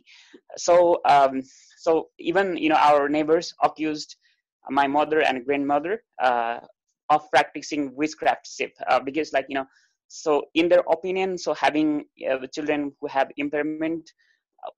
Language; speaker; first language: English; non-native, local second language; Nepali